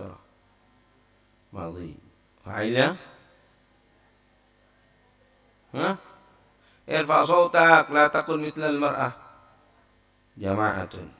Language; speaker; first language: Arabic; non-native, fluent; Indonesian